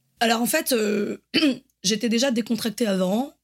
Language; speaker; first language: French; native; French